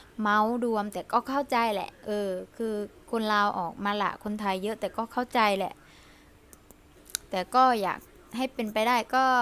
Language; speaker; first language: Thai; early bilingual, other home language; Lao